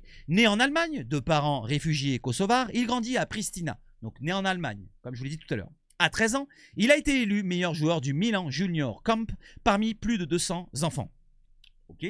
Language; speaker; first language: French; native; French